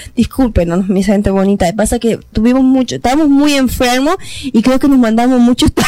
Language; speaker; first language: Spanish; native; Spanish